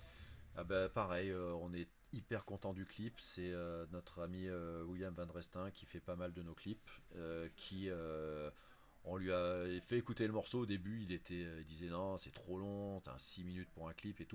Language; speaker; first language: French; native; French